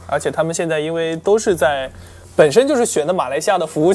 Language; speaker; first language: Chinese; native; Chinese